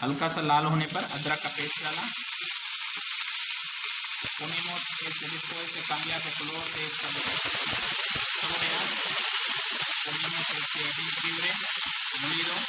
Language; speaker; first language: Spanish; non-native, learner; Urdu